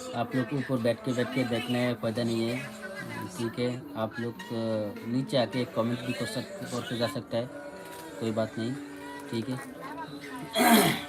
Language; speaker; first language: Hindi; non-native, learner; Bangla